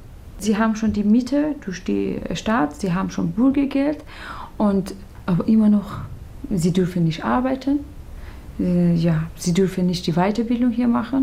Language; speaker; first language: German; non-native, fluent; Persian